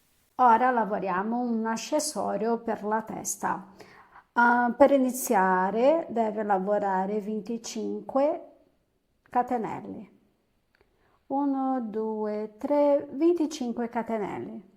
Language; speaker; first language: Italian; non-native, fluent; Portuguese